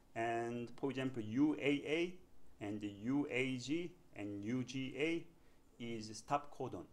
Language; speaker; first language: English; non-native, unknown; Korean